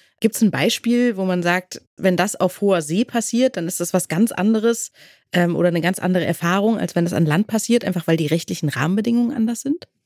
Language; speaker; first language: German; native; German